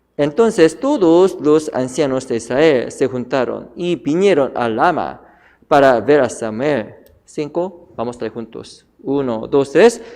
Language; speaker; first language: Spanish; non-native, learner; Korean